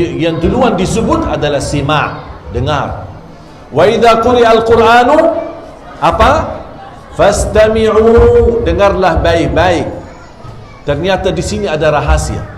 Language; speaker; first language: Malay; non-native, fluent; Arabic